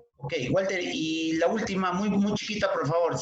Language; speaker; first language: Spanish; native; Spanish